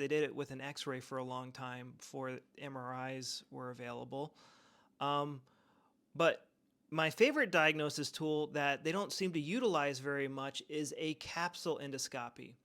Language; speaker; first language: English; native; English